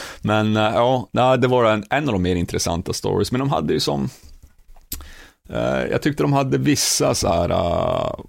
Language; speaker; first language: Swedish; native; Swedish